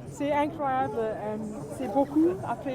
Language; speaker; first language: French; non-native, fluent; Afrikaans